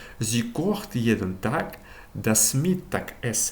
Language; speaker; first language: German; non-native, fluent; Ukrainian